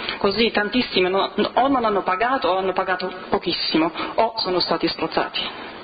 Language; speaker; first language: Italian; non-native, fluent; Arabic